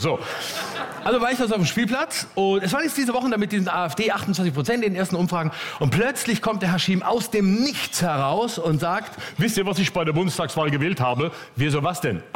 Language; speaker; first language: German; native; German